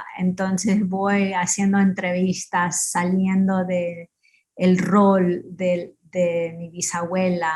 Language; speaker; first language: Spanish; early bilingual, heritage; Spanish